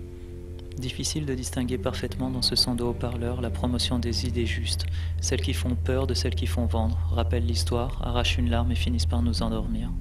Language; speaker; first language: French; native; French